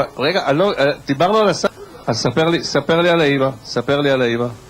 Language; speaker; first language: Hebrew; native; Hebrew